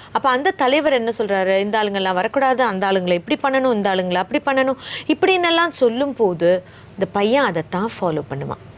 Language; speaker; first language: Tamil; native; Tamil